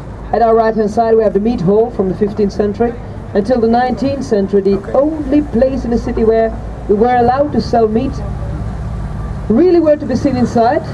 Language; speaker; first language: English; non-native, fluent; Dutch